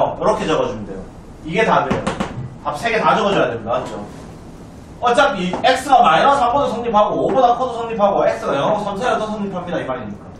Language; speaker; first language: Korean; native; Korean